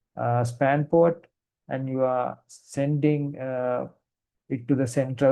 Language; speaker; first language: English; non-native, fluent; Sinhala